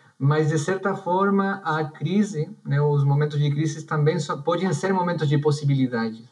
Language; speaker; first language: Portuguese; non-native, fluent; Spanish